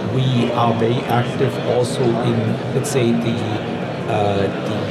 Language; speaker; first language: English; non-native, fluent; German